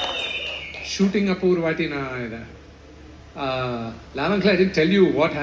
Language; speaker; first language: Tamil; non-native, local second language; Telugu